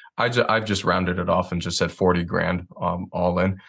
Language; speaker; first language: English; native; English